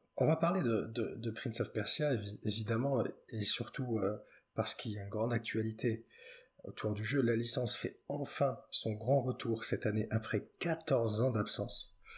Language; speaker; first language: French; native; French